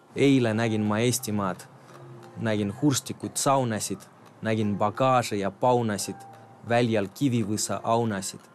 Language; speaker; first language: Estonian; non-native, local second language; Russian